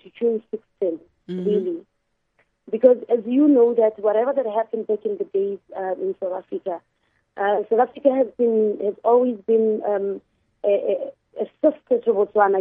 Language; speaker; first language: English; non-native, local second language; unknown